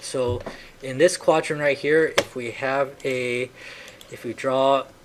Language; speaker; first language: English; native; English